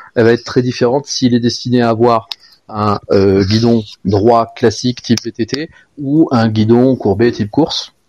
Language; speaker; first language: French; native; French